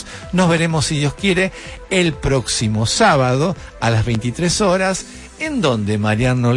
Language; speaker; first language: Spanish; native; Spanish